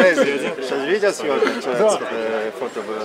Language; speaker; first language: Russian; non-native, learner; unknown